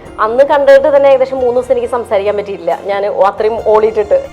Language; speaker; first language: Malayalam; early bilingual, heritage; Malayalam